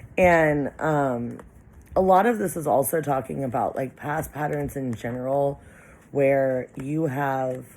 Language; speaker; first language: English; native; English